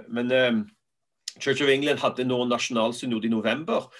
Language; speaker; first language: Norwegian; native; Norwegian